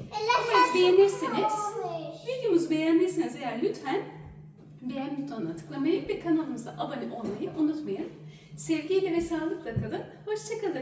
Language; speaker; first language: Turkish; native; Turkish